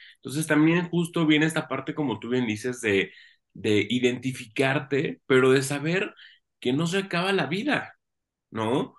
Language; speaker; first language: Spanish; native; Spanish